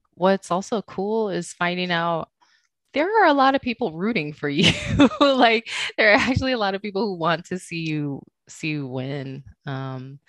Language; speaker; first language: English; native; English